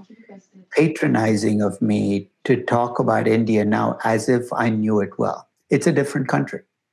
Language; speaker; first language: English; non-native, local second language; Tamil